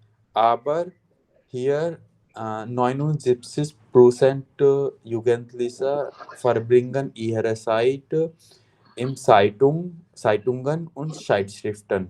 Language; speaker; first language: German; non-native, fluent; Hindi